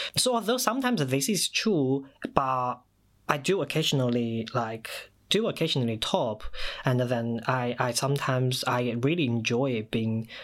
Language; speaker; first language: English; non-native, fluent; Chinese